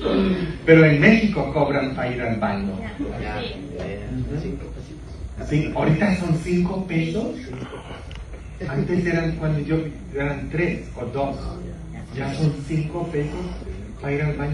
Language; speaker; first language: Spanish; non-native, fluent; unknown